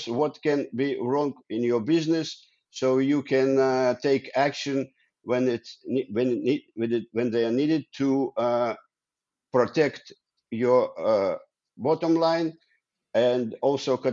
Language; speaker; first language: English; non-native, fluent; Ukrainian